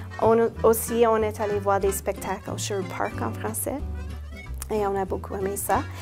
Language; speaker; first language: French; non-native, local second language; English